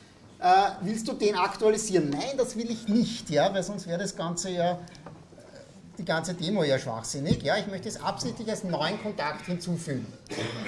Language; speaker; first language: German; native; German